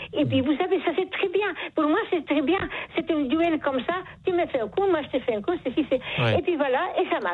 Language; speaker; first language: French; non-native, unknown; Polish